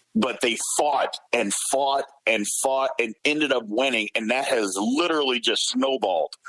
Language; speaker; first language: English; native; English